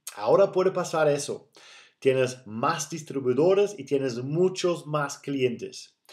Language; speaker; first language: Spanish; non-native, fluent; German